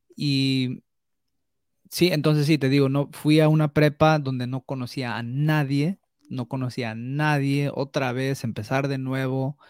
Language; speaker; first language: Spanish; early bilingual, heritage; Spanish